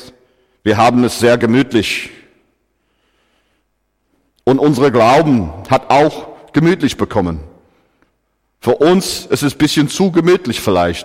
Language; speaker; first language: German; non-native, fluent; English